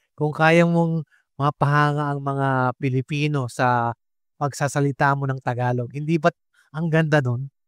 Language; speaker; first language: Filipino; native; Filipino